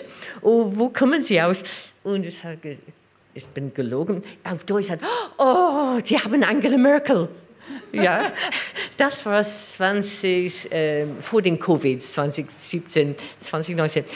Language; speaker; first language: German; non-native, learner; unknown